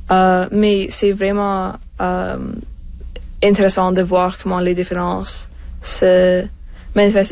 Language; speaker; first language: French; non-native, local second language; English